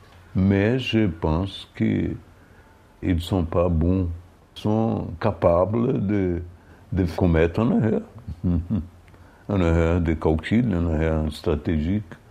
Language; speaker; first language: French; non-native, fluent; Portuguese